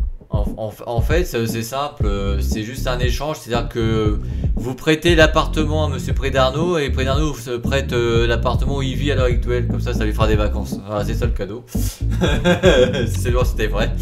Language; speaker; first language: French; native; French